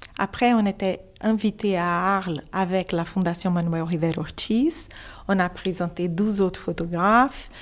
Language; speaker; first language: French; non-native, fluent; Portuguese